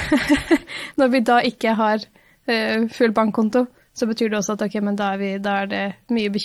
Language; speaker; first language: Norwegian; native; Norwegian